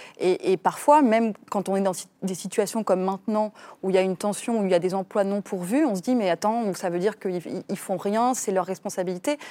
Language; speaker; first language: French; native; French